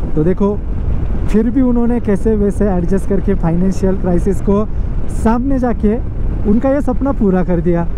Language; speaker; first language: Hindi; non-native, local second language; Marathi